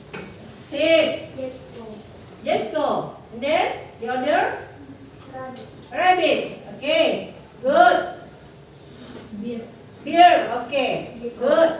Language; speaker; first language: English; non-native, learner; Indonesian